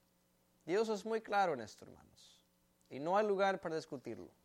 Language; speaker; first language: Spanish; native; Spanish